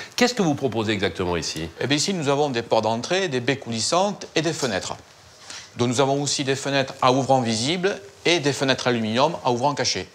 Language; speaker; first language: French; native; French